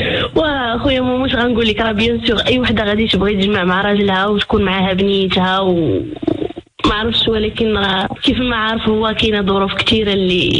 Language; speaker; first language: Arabic; native; Arabic